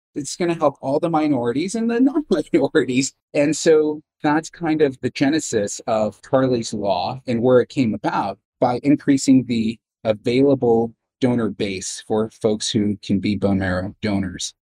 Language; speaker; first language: English; native; English